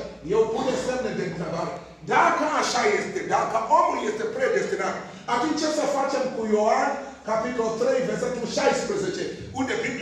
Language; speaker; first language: Romanian; non-native, fluent; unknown